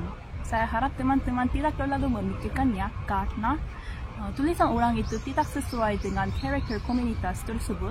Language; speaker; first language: Indonesian; non-native, fluent; Korean